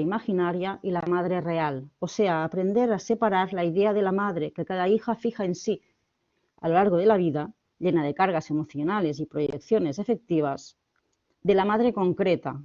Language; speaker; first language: Spanish; native; Spanish